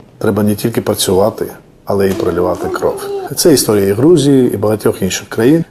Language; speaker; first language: Ukrainian; non-native, fluent; Georgian